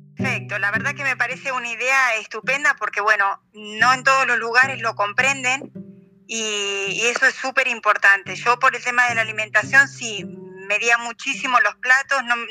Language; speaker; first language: Spanish; native; Spanish